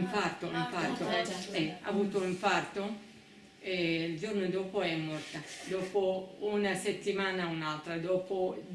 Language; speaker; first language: Italian; non-native, fluent; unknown